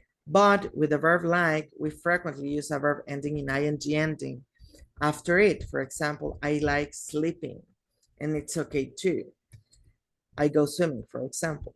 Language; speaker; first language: English; non-native, fluent; Spanish